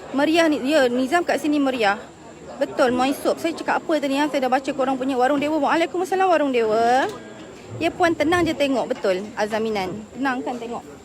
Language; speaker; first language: Malay; native; Malay